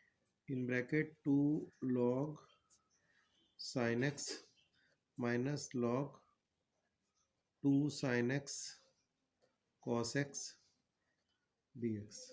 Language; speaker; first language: English; non-native, local second language; Hindi